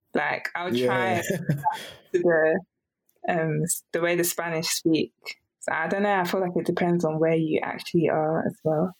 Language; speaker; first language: English; native; English